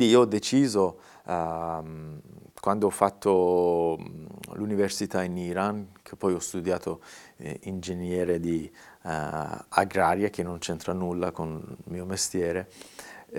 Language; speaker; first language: Italian; non-native, fluent; Persian